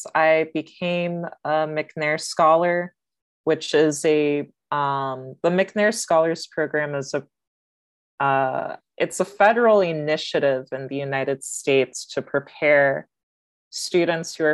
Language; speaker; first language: English; native; English